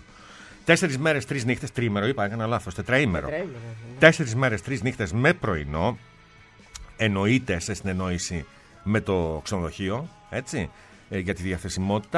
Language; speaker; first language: Greek; native; Greek